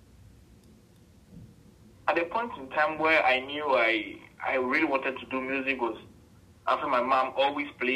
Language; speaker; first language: English; non-native, local second language; Akan